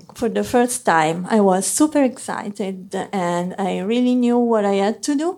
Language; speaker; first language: English; non-native, fluent; Italian